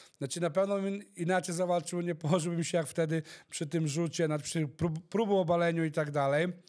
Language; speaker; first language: Polish; early bilingual, heritage; Polish